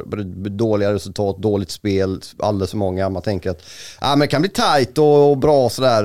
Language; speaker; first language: Swedish; native; Swedish